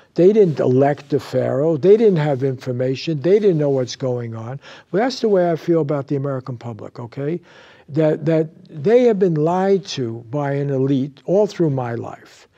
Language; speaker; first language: English; native; English